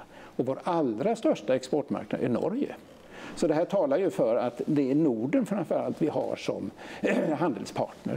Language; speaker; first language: Swedish; native; Swedish